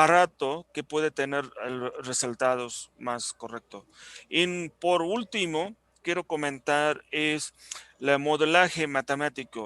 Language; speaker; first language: Spanish; non-native, fluent; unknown